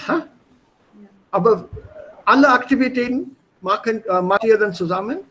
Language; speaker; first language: German; non-native, fluent; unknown